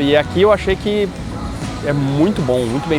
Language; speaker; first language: Portuguese; native; Portuguese